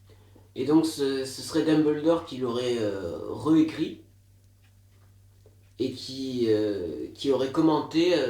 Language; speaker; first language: French; native; French